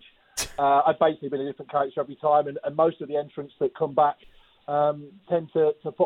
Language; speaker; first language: English; native; English